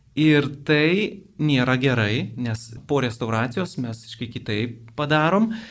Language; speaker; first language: Lithuanian; native; Lithuanian